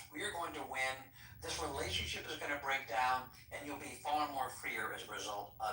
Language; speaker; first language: English; native; English